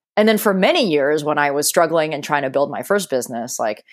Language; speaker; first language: English; early bilingual, other home language; Cantonese